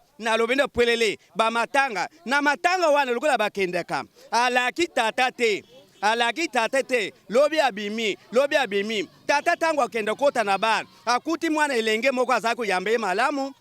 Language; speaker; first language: Lingala; non-native, local second language; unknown